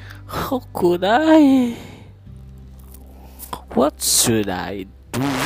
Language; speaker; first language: English; non-native, learner; Indonesian